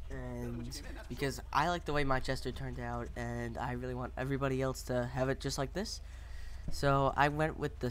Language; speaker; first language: English; native; English